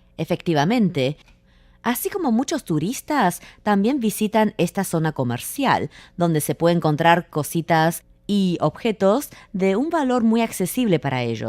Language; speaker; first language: Spanish; non-native, fluent; Chinese